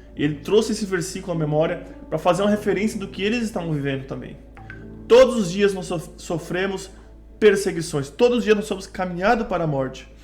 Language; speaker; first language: Portuguese; native; Portuguese